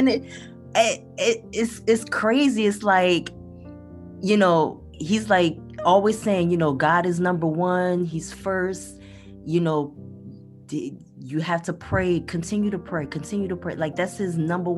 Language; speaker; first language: English; native; English